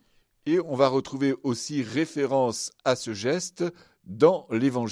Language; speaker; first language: French; native; French